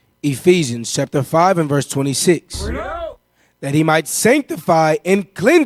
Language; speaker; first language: English; native; English